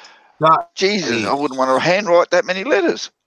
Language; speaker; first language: English; native; English